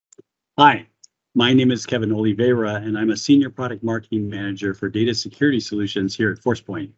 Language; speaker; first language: English; native; English